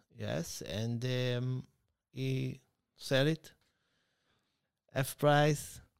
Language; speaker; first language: English; non-native, learner; Hebrew